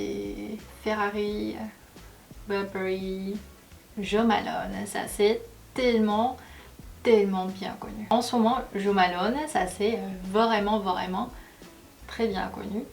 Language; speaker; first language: French; non-native, fluent; Korean